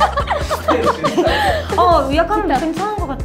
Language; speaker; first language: Korean; non-native, fluent; Ukrainian